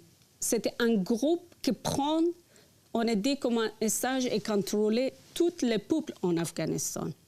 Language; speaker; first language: French; non-native, learner; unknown